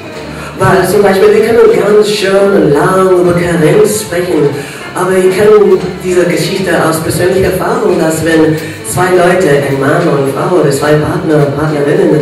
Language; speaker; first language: German; non-native, fluent; English